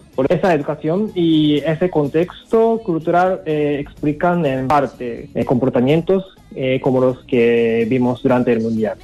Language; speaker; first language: Spanish; non-native, fluent; Japanese